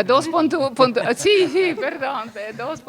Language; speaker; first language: Spanish; non-native, learner; Russian